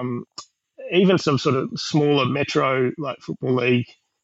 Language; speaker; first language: English; native; English